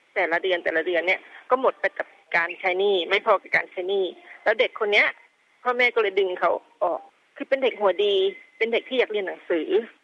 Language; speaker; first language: Thai; native; Thai